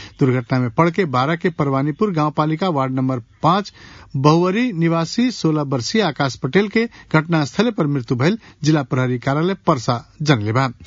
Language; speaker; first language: Bhojpuri; non-native, local second language; Nepali